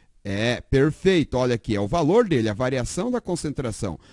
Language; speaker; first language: Portuguese; native; Portuguese